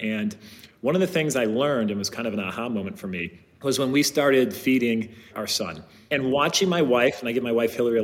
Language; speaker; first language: English; native; English